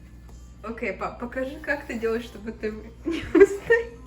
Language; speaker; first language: Russian; early bilingual, heritage; Russian